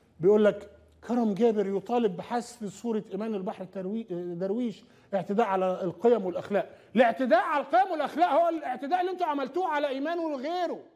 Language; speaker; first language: Arabic; native; Arabic